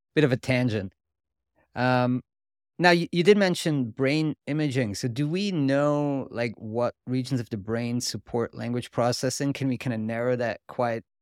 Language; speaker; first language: English; non-native, fluent; German